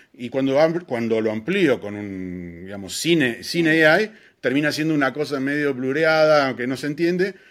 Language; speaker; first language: Spanish; native; Spanish